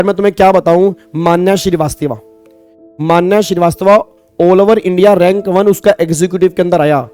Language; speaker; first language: Hindi; native; Hindi